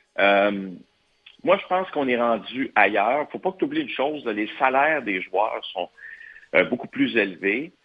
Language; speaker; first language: French; native; French